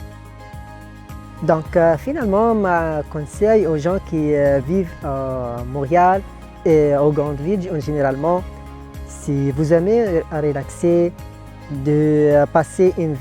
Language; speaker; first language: French; non-native, local second language; Arabic